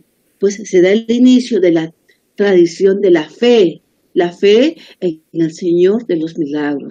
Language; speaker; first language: Spanish; native; Spanish